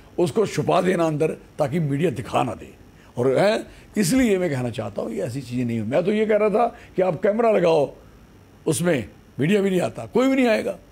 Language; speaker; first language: Hindi; native; Hindi